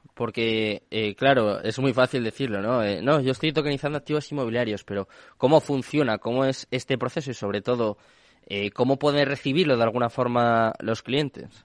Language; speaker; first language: Spanish; native; Spanish